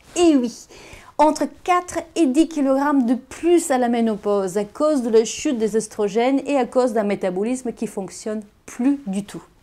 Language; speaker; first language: French; non-native, fluent; Bulgarian